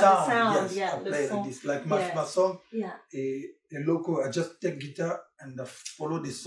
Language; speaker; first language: English; non-native, learner; French